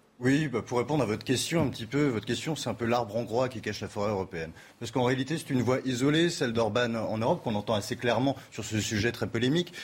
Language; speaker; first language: French; native; French